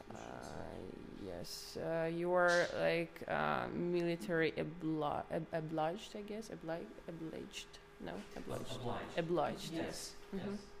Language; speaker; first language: English; non-native, fluent; Ukrainian